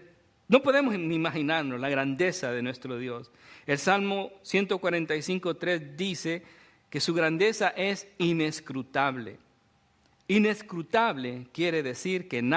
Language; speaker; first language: Spanish; native; Spanish